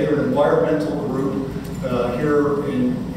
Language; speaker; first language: English; native; English